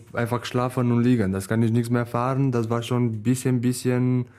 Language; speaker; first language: German; non-native, learner; Romanian